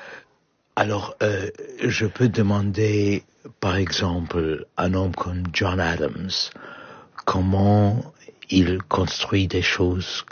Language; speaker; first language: French; non-native, fluent; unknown